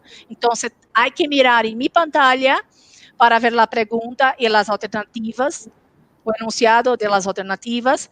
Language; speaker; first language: Spanish; non-native, local second language; Portuguese